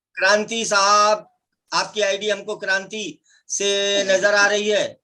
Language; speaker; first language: Hindi; native; Hindi